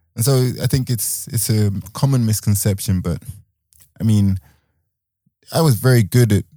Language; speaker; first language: English; native; English